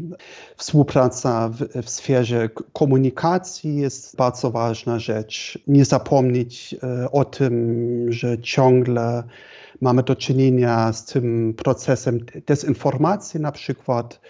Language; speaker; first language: Polish; non-native, fluent; German